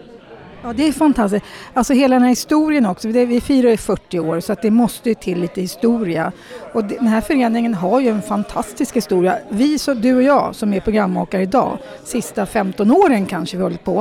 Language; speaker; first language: Swedish; native; Swedish